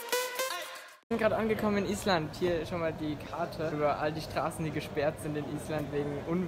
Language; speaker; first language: German; native; German